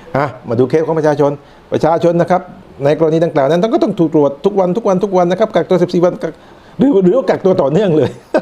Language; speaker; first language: Thai; non-native, local second language; Northern Khmer